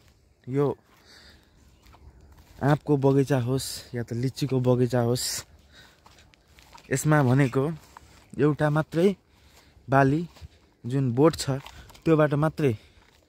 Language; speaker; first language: Nepali; non-native, local second language; Maithili